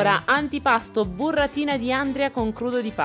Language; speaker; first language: Italian; native; Italian